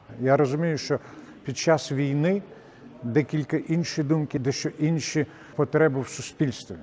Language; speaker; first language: Ukrainian; non-native, fluent; Lithuanian